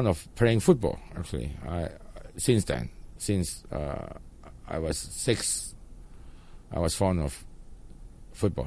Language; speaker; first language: English; non-native, local second language; Cantonese